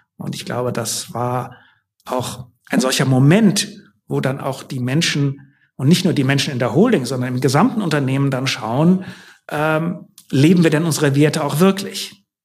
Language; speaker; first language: German; native; German